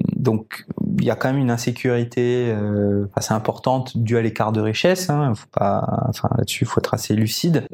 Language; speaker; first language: French; native; French